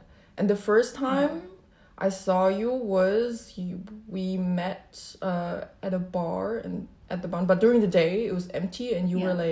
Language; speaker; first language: English; non-native, fluent; Chinese